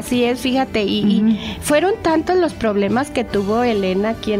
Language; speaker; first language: Spanish; native; Spanish